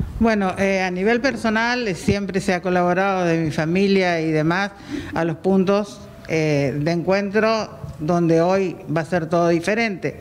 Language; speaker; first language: Spanish; native; Spanish